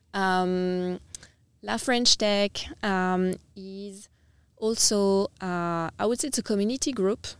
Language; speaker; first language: English; non-native, fluent; French